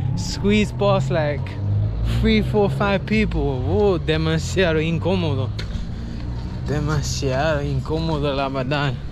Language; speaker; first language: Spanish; non-native, learner; English